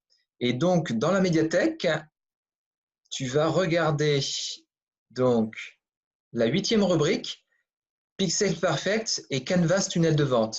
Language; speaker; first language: French; native; French